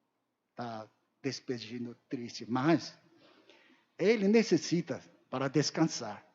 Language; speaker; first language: Portuguese; non-native, learner; Korean